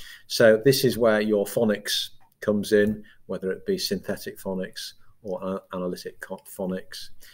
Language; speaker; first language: English; native; English